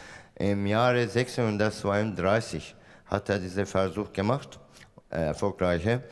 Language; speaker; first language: German; non-native, fluent; Turkish